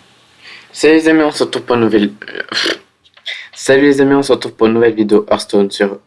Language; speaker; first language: French; native; French